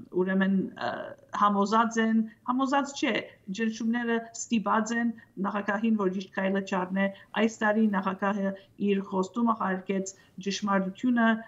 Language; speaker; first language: Armenian; early bilingual, heritage; Armenian